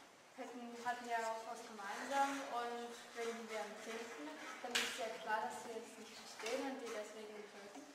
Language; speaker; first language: German; non-native, learner; French